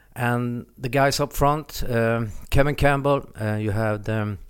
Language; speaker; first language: English; non-native, fluent; Swedish